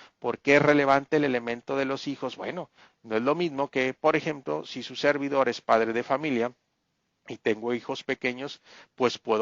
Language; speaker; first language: Spanish; native; Spanish